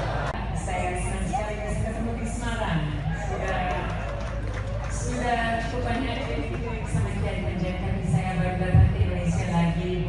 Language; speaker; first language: Indonesian; non-native, fluent; English